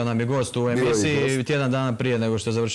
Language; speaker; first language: Croatian; native; Croatian